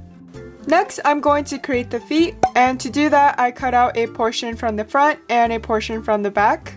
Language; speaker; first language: English; native; English